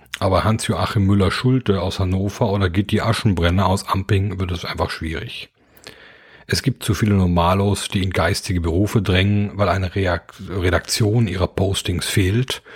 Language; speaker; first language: German; native; German